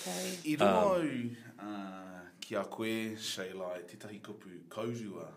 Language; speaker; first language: Māori; non-native, local second language; English